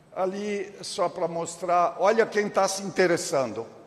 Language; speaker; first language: Portuguese; native; Portuguese